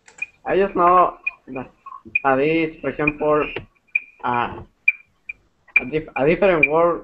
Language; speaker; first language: English; non-native, learner; Spanish